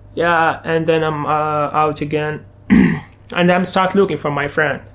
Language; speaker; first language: English; non-native, fluent; Arabic